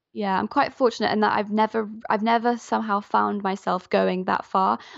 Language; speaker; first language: English; non-native, fluent; French